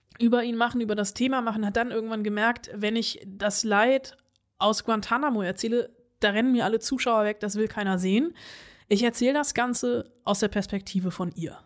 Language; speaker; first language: German; native; German